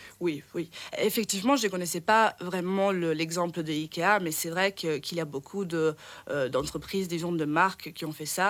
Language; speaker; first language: French; non-native, fluent; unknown